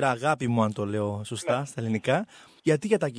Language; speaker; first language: Greek; native; Greek